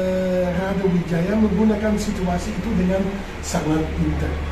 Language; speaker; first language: Indonesian; non-native, fluent; Dutch